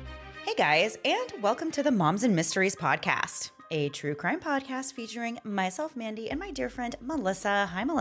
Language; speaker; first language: English; native; English